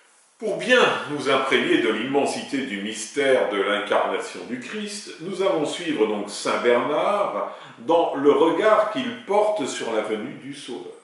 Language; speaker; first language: French; native; French